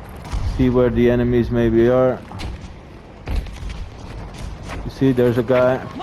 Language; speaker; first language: English; non-native, fluent; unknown